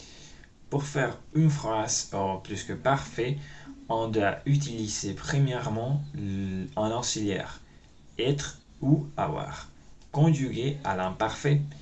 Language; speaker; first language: French; non-native, learner; Spanish